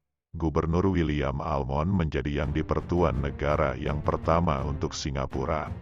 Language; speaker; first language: Indonesian; native; Indonesian